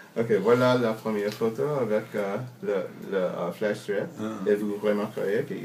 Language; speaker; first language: French; non-native, learner; English